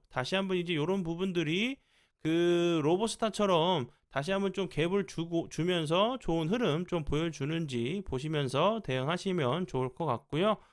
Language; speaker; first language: Korean; native; Korean